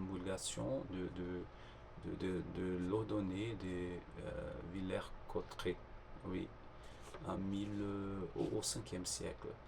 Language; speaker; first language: French; non-native, fluent; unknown